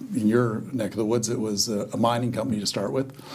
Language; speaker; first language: English; native; English